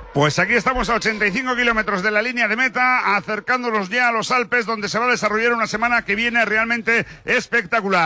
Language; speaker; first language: Spanish; native; Spanish